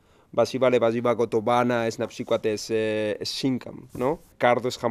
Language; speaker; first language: Polish; non-native, learner; Spanish